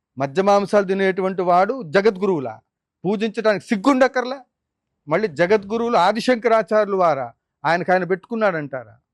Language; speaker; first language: Telugu; native; Telugu